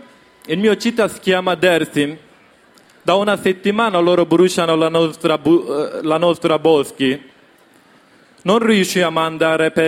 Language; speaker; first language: Italian; non-native, learner; Kurdish